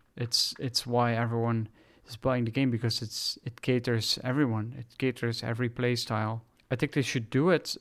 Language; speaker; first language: English; non-native, fluent; Dutch